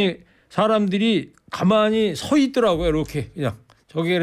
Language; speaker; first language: Korean; native; Korean